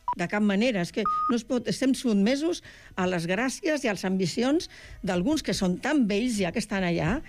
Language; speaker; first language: Catalan; native; Catalan